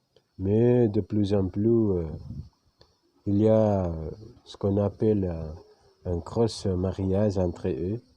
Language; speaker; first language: French; non-native, fluent; Indonesian